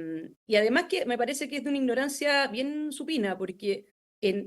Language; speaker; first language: Spanish; native; Spanish